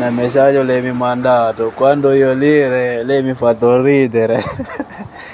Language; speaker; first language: Italian; non-native, learner; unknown